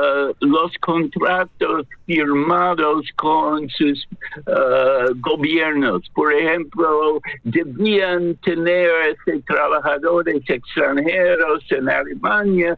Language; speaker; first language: Spanish; non-native, fluent; English